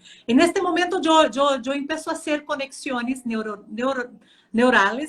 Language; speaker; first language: Spanish; non-native, fluent; Portuguese